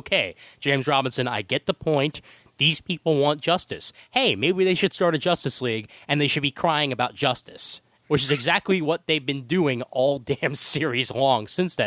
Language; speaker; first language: English; native; English